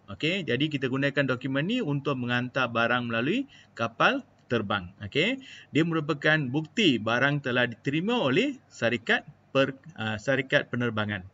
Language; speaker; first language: Malay; non-native, local second language; Malayalam